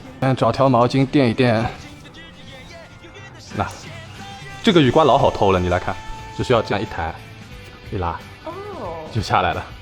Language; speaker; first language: Chinese; native; Chinese